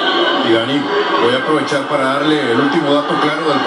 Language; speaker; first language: Spanish; native; Spanish